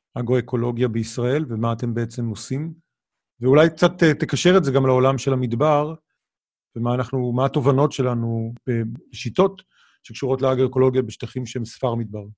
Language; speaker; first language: Hebrew; native; Hebrew